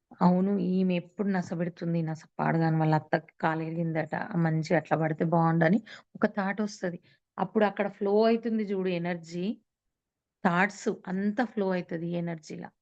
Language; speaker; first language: Telugu; native; Telugu